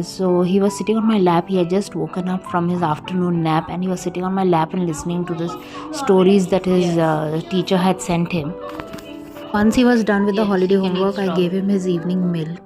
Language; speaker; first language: English; non-native, local second language; Bangla